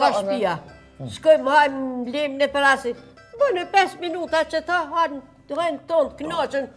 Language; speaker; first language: Albanian; native; Albanian